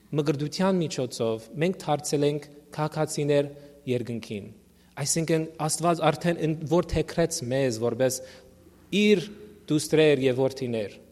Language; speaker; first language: Armenian; early bilingual, heritage; Armenian